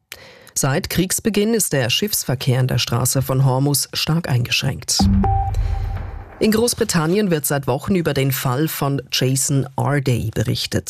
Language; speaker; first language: German; native; German